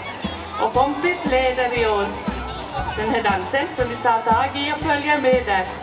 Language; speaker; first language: Swedish; native; Swedish